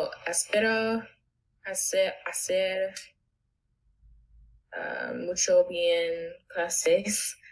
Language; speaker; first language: Spanish; non-native, learner; English